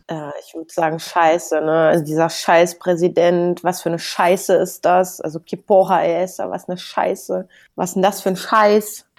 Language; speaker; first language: German; native; German